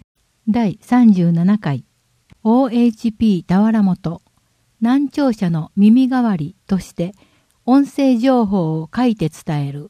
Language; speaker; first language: Japanese; native; Japanese